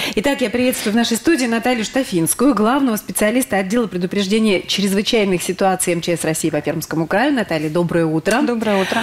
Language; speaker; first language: Russian; native; Russian